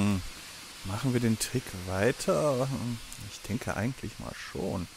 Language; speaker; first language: German; native; German